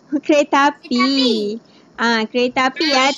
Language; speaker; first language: Malay; native; Malay